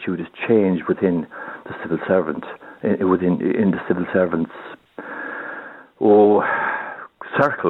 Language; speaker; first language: English; non-native, local second language; Irish